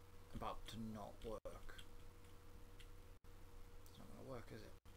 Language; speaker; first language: English; native; English